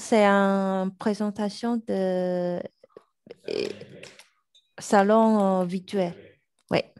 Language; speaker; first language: French; non-native, learner; Chinese